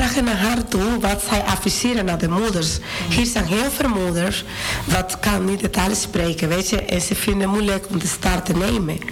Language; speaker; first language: Dutch; non-native, fluent; Spanish